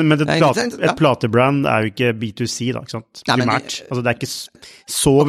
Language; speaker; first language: Norwegian; native; Norwegian